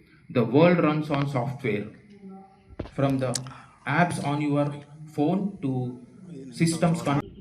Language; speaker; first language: English; non-native, local second language; Telugu